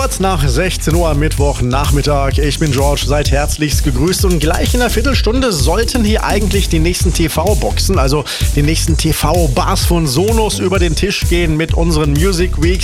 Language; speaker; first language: German; native; German